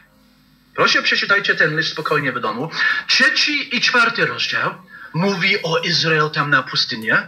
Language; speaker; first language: Polish; non-native, learner; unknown